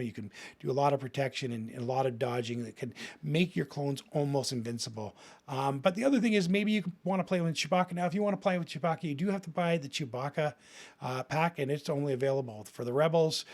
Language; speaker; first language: English; native; English